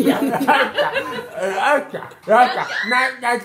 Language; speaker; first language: Swedish; non-native, learner; English